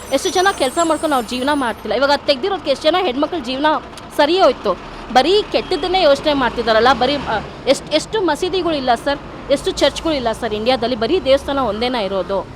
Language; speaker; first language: Kannada; native; Kannada